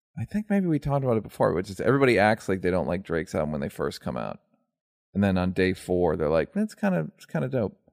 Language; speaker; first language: English; native; English